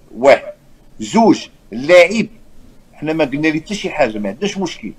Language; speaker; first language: Arabic; native; Arabic